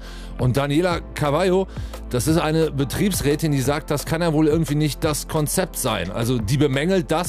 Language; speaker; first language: German; native; German